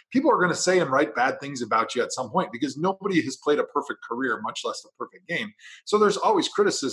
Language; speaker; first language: English; native; English